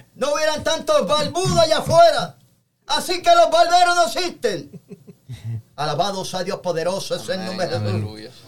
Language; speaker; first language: Spanish; native; Spanish